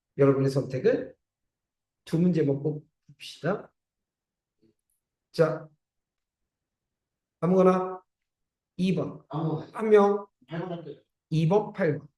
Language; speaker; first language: Korean; native; Korean